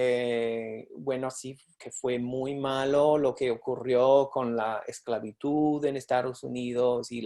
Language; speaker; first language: Spanish; non-native, fluent; English